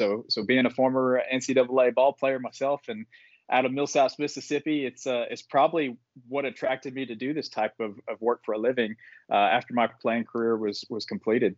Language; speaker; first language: English; native; English